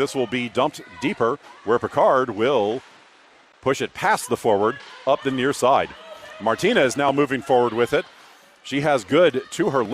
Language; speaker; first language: English; native; English